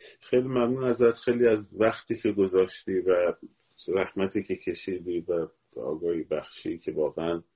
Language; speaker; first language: Persian; native; Persian